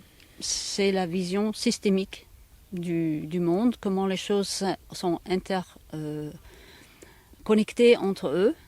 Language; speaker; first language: French; non-native, fluent; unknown